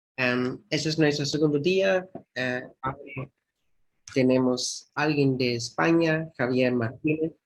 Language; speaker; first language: Spanish; non-native, fluent; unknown